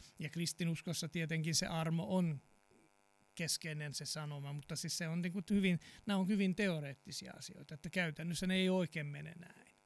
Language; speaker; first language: Finnish; non-native, fluent; Serbian